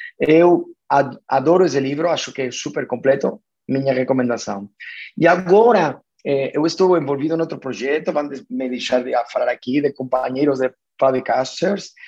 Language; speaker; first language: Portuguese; non-native, fluent; Spanish